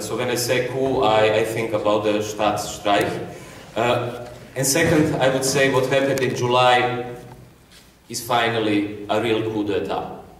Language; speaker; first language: English; non-native, fluent; Croatian